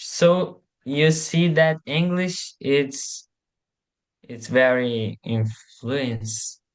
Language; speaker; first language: English; non-native, learner; Portuguese